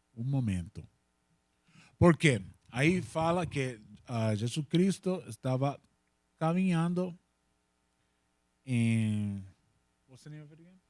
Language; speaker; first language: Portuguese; non-native, learner; Spanish